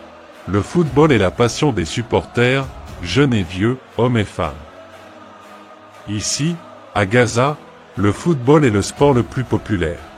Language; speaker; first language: French; non-native, fluent; Arabic